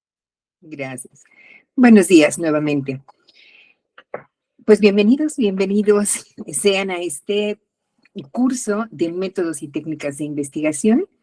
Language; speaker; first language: Spanish; native; Spanish